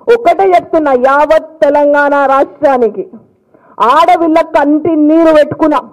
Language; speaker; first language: Telugu; native; Telugu